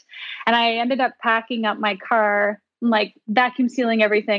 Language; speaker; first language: English; native; English